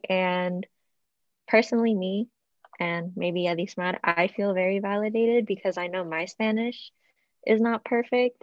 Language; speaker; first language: English; early bilingual, other home language; Spanish